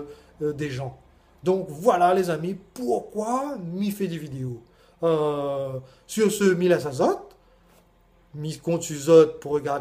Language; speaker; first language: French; non-native, local second language; Réunion Creole French